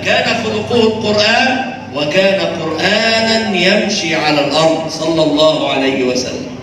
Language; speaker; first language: Arabic; native; Arabic